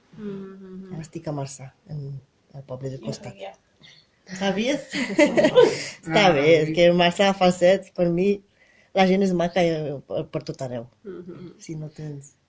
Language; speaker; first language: Catalan; non-native, fluent; Romanian